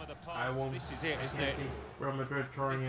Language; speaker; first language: English; native; English